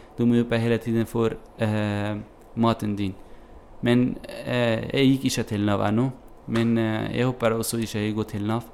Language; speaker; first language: Norwegian; non-native, learner; Kurdish